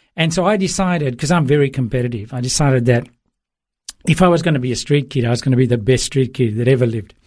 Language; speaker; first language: English; early bilingual, other home language; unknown